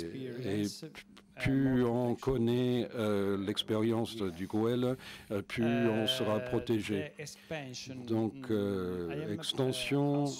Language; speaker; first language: French; non-native, fluent; Italian